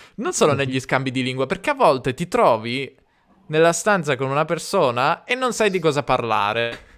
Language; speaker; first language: Italian; native; Italian